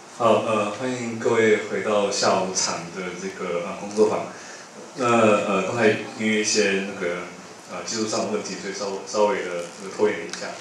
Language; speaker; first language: Chinese; native; Chinese